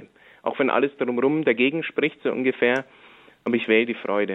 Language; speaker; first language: German; native; German